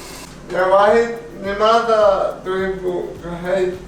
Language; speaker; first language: Arabic; non-native, learner; Urdu